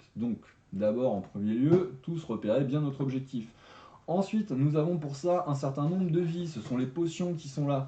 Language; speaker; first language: French; native; French